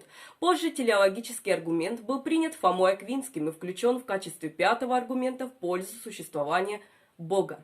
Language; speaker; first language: Russian; native; Russian